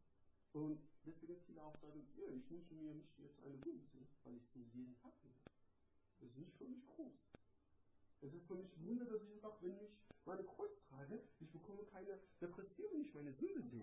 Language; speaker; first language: German; non-native, learner; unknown